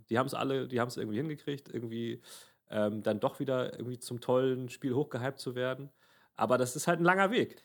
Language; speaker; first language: German; native; German